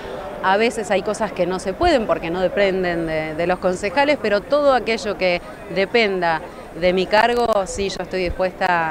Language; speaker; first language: Spanish; native; Spanish